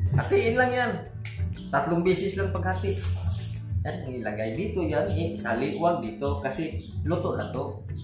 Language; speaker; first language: Filipino; non-native, local second language; Cebuano